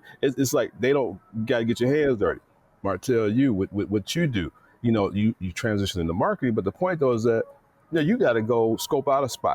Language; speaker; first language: English; native; English